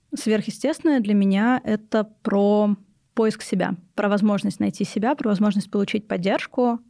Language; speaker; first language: Russian; native; Russian